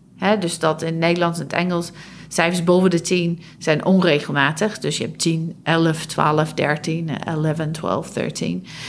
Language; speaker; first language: Dutch; non-native, fluent; English